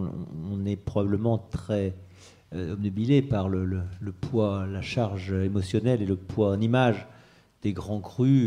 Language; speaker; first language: French; native; French